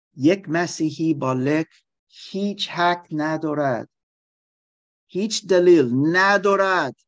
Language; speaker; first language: Persian; non-native, learner; German